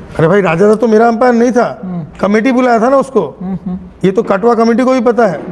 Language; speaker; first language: Hindi; non-native, local second language; Bangla